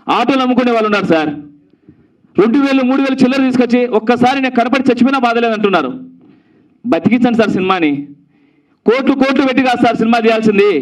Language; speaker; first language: Telugu; native; Telugu